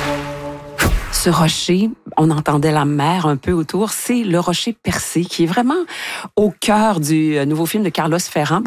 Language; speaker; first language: French; native; French